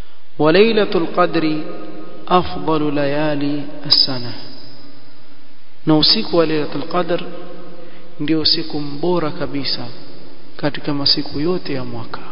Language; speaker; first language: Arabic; non-native, fluent; Swahili